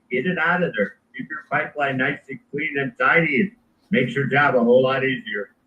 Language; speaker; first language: English; native; English